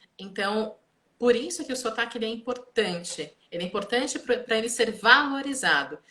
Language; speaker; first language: Portuguese; native; Portuguese